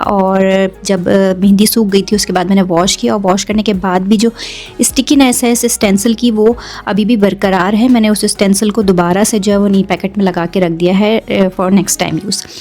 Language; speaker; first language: Urdu; native; Urdu